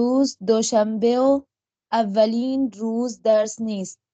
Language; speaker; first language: Persian; non-native, learner; Urdu